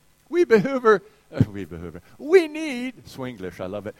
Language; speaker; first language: English; native; English